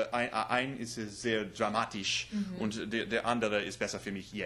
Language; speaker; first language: German; non-native, learner; English